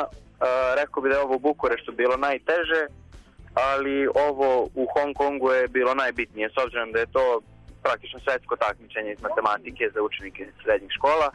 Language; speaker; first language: Serbian; native; Serbian